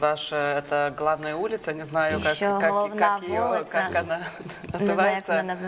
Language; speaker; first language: Russian; non-native, learner; Lithuanian